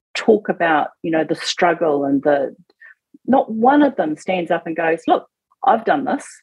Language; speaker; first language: English; native; English